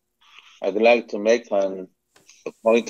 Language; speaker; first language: English; non-native, learner; Korean